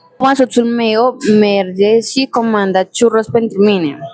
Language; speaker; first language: Romanian; non-native, learner; Spanish